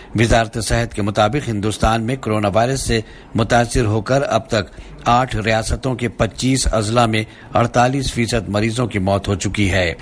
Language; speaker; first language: Urdu; native; Urdu